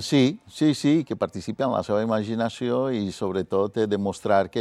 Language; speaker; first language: Catalan; non-native, fluent; Spanish